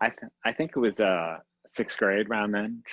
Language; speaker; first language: English; native; English